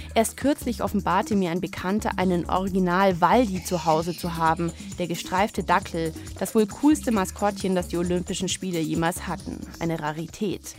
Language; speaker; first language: German; native; German